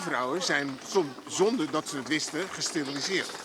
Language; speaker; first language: Dutch; native; Dutch